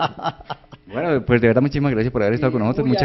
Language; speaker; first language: Spanish; native; Spanish